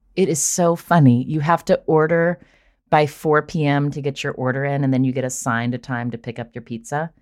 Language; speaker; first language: English; native; English